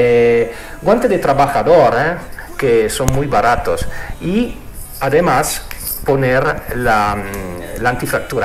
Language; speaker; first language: Spanish; non-native, fluent; Italian